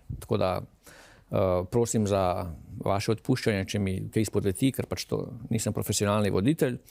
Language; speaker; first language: Slovenian; native; Slovenian